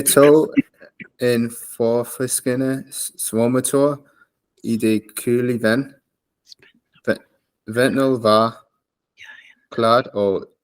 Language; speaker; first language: Danish; non-native, learner; English